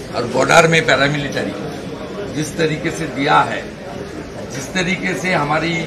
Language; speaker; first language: Hindi; non-native, local second language; Bangla